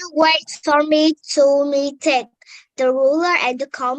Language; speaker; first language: English; non-native, learner; Vietnamese